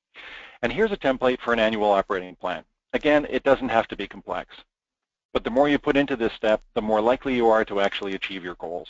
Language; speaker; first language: English; native; English